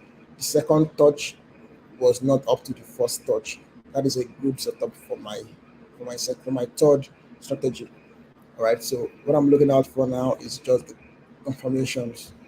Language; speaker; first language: English; non-native, local second language; Yoruba